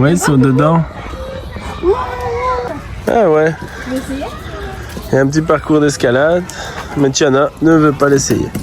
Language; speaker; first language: French; native; French